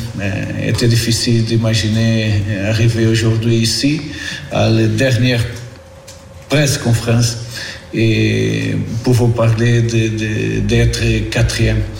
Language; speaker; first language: French; non-native, learner; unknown